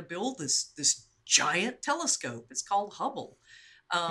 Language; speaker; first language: English; native; English